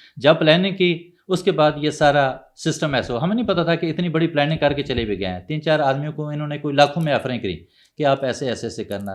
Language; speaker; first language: Urdu; non-native, local second language; Punjabi